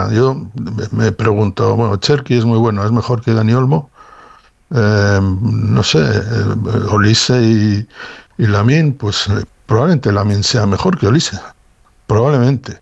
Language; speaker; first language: Spanish; native; Spanish